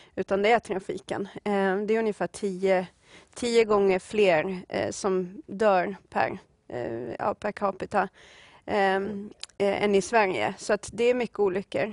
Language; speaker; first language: Swedish; native; Swedish